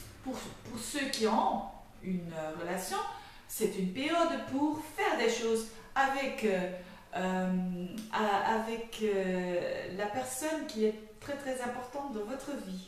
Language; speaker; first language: French; non-native, fluent; Dutch